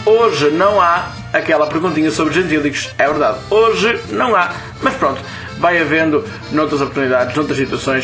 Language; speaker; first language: Portuguese; native; Portuguese